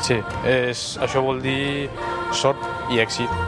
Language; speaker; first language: Catalan; non-native, fluent; Chinese